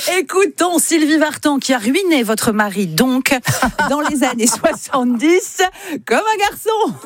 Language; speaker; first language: French; native; French